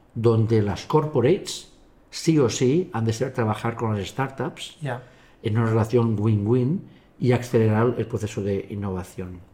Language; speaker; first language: Spanish; native; Spanish